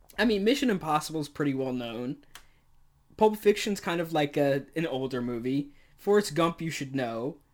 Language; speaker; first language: English; native; English